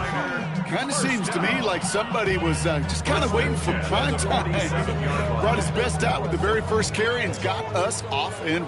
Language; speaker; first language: English; native; English